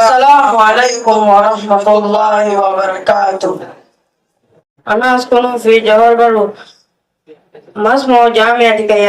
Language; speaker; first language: Arabic; non-native, learner; Rohingya